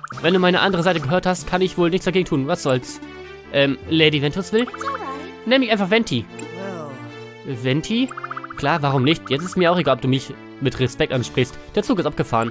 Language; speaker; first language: German; native; German